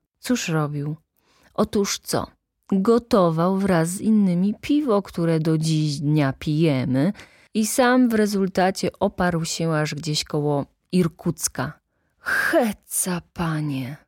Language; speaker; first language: Polish; native; Polish